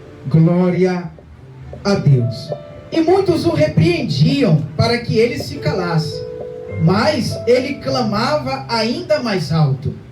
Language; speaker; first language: Portuguese; native; Portuguese